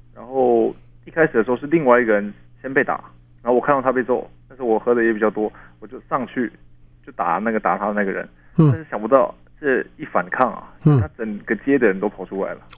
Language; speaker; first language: Chinese; native; Chinese